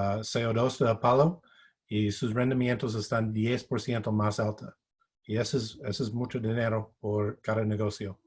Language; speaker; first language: Spanish; non-native, fluent; English